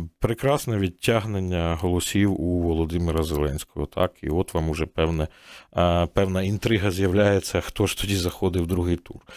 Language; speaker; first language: Ukrainian; native; Ukrainian